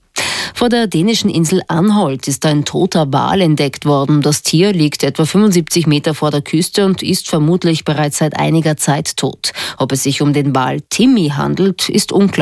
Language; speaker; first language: German; native; German